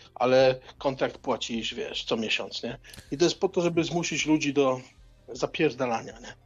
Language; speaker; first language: Polish; native; Polish